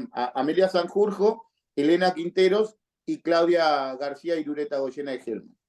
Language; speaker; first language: Spanish; native; Spanish